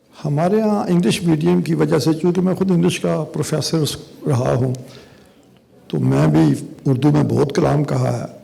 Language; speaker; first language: Urdu; non-native, local second language; Kashmiri